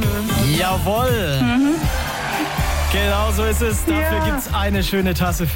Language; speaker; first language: German; native; German